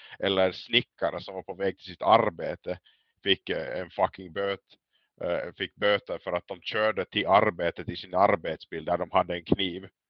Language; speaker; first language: Swedish; native; Swedish